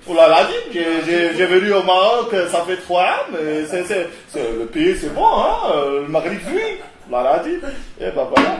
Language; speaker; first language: French; non-native, local second language; Arabic